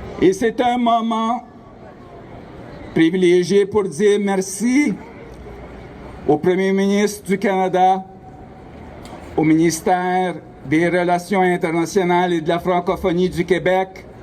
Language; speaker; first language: French; non-native, local second language; Ukrainian